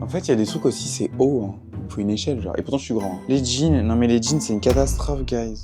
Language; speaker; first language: French; native; French